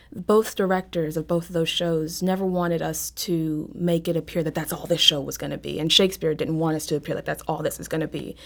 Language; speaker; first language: English; native; English